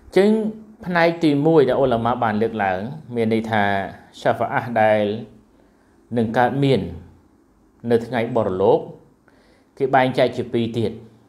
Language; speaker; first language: Khmer; non-native, local second language; Western Cham